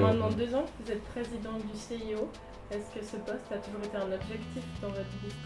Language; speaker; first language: French; native; French